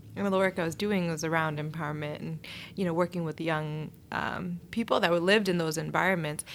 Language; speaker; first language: English; native; English